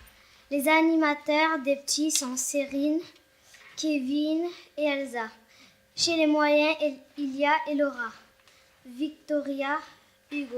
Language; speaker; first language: French; native; French